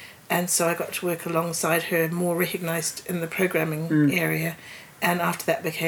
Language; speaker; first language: English; native; English